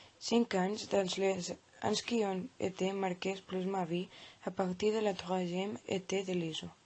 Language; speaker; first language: French; non-native, learner; Catalan